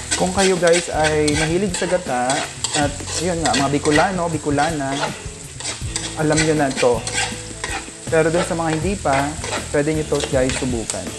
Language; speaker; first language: Filipino; non-native, local second language; Bikol